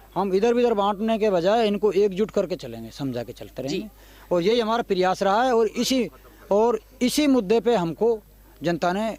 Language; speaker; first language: Hindi; native; Hindi